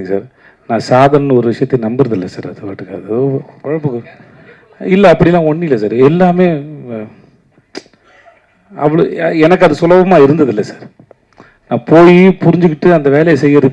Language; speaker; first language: Tamil; native; Tamil